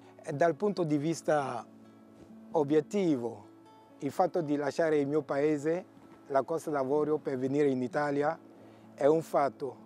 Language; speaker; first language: Italian; non-native, fluent; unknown